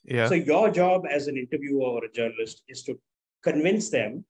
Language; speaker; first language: English; non-native, local second language; Tamil